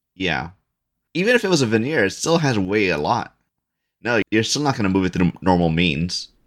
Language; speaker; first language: English; early bilingual, other home language; Spanish